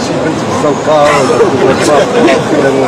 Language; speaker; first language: Arabic; native; Arabic